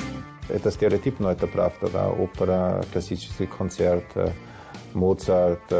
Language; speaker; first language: Russian; non-native, learner; German